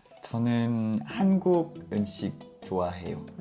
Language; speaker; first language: Korean; non-native, fluent; French